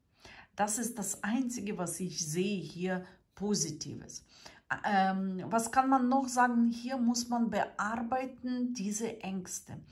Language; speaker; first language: German; non-native, fluent; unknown